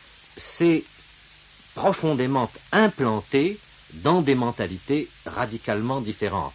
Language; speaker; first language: French; native; French